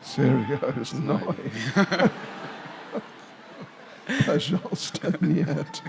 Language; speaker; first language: Russian; non-native, learner; English